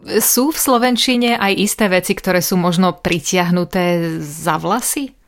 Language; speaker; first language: Slovak; native; Slovak